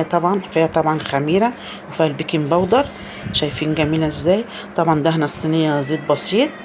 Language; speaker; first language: Arabic; native; Arabic